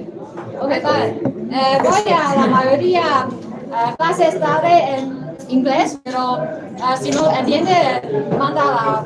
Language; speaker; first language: Spanish; non-native, learner; Chinese